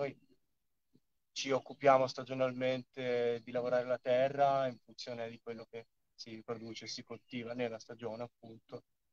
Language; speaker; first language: Italian; native; Italian